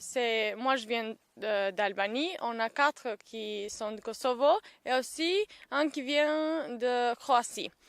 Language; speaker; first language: French; non-native, fluent; Albanian